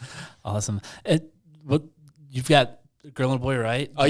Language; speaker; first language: English; native; English